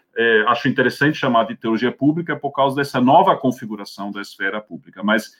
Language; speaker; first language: Portuguese; non-native, fluent; Swiss German